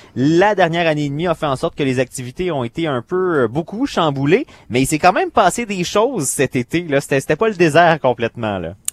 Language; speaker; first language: French; native; French